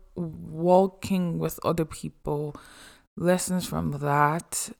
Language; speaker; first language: English; non-native, local second language; Yoruba